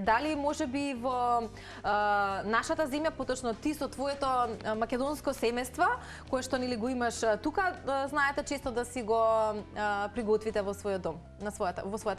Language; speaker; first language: Macedonian; native; Macedonian